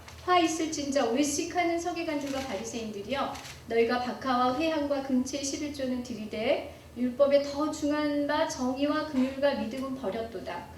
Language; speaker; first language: Korean; native; Korean